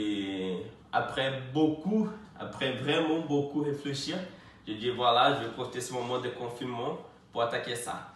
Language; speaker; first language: French; non-native, fluent; Portuguese